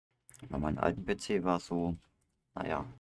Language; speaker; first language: German; native; German